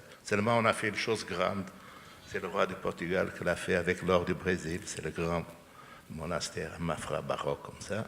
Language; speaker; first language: French; non-native, fluent; Portuguese